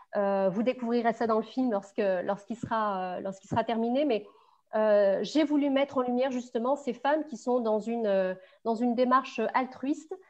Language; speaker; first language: French; native; French